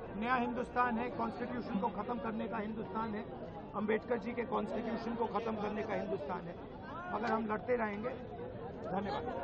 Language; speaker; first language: Hindi; native; Hindi